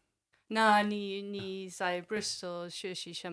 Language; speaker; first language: Chinese; non-native, fluent; English